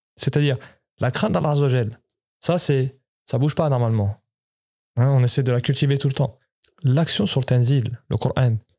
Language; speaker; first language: French; native; French